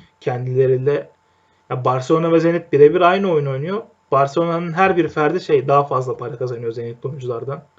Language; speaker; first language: Turkish; native; Turkish